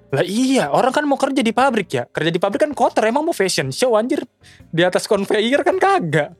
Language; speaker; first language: Indonesian; native; Indonesian